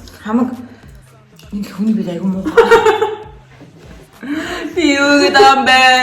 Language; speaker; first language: Mongolian; native; Mongolian